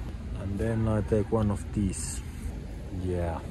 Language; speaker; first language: English; non-native, learner; Finnish